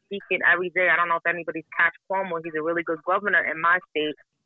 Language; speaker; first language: English; native; English